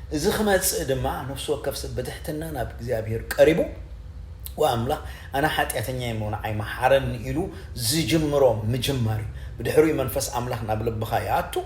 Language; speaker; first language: Tigrinya; native; Tigrinya